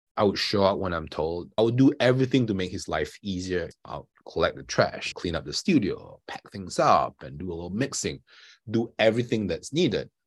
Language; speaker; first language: English; non-native, local second language; Chinese